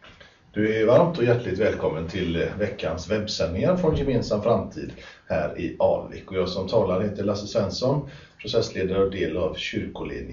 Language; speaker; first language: Swedish; native; Swedish